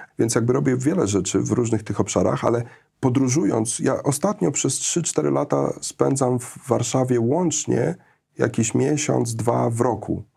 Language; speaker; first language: Polish; early bilingual, heritage; Polish